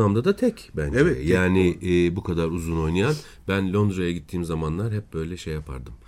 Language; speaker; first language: Turkish; native; Turkish